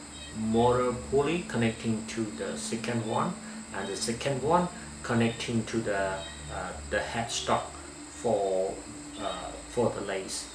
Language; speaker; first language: English; non-native, learner; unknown